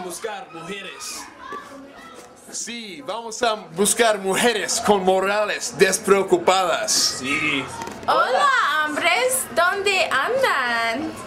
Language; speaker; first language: Spanish; non-native, learner; English